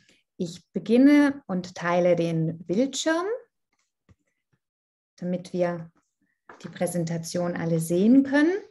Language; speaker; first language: German; non-native, fluent; Italian